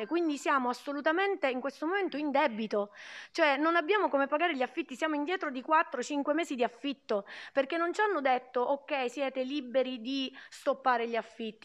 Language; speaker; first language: Italian; native; Italian